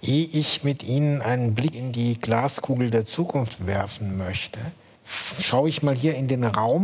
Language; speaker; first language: German; native; German